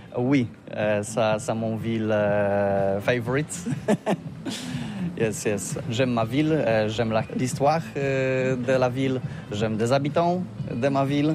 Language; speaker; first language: French; non-native, learner; Polish